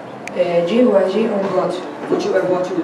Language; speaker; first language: French; non-native, learner; Arabic